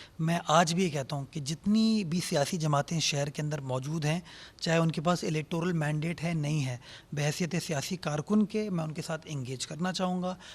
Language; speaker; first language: Urdu; native; Urdu